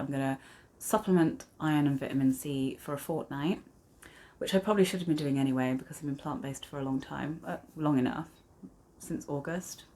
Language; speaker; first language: English; native; English